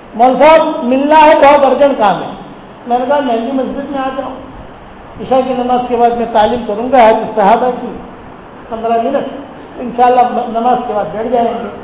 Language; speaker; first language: Urdu; non-native, local second language; Gujarati